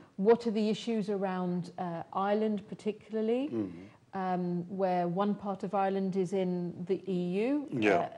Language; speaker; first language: English; native; English